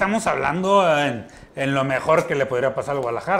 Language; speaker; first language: Spanish; native; Spanish